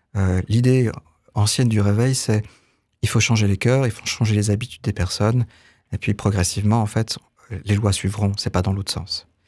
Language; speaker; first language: French; native; French